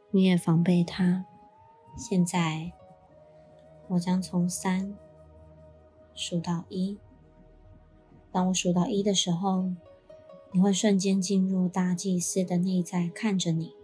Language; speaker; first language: Chinese; native; Chinese